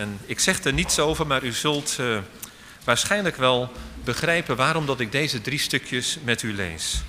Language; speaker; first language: Dutch; native; Dutch